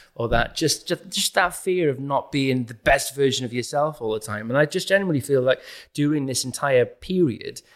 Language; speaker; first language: English; native; English